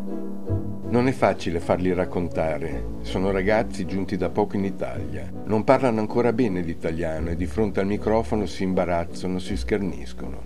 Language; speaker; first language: Italian; native; Italian